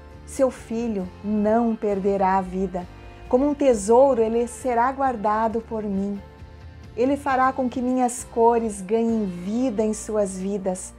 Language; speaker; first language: Portuguese; native; Portuguese